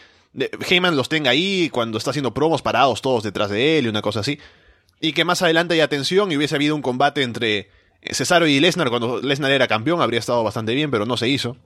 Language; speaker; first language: Spanish; native; Spanish